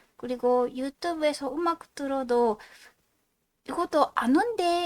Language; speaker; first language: Korean; non-native, fluent; Japanese